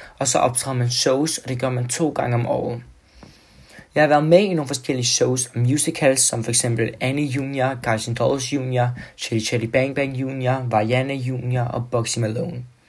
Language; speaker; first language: Danish; early bilingual, other home language; Albanian